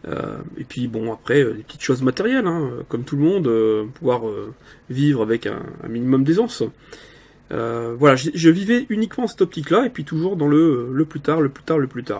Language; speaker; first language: French; native; French